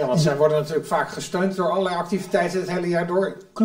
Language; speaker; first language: Dutch; native; Dutch